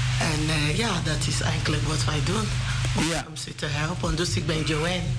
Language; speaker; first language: Dutch; non-native, learner; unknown